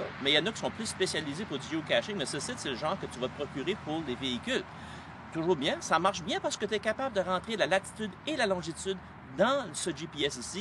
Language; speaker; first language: French; native; French